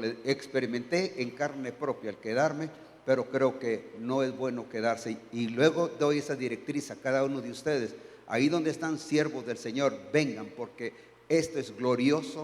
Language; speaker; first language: Spanish; native; Spanish